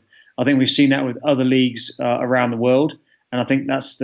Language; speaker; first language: English; native; English